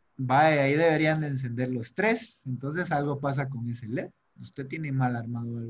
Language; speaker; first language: Spanish; native; Spanish